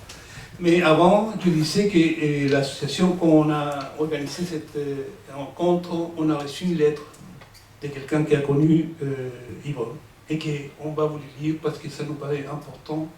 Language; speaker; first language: French; non-native, fluent; Spanish